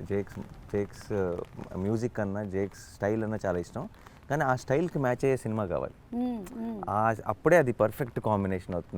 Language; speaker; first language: Telugu; native; Telugu